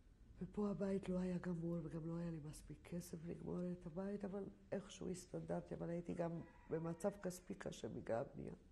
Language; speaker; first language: Hebrew; non-native, fluent; Polish